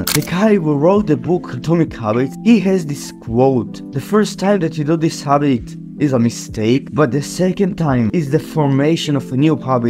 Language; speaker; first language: English; non-native, fluent; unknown